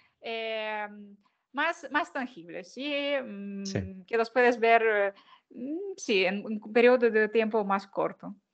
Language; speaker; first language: Spanish; non-native, fluent; Ukrainian